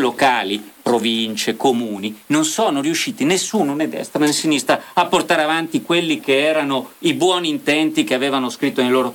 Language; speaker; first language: Italian; native; Italian